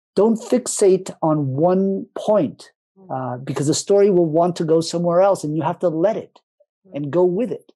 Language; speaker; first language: English; early bilingual, other home language; Spanish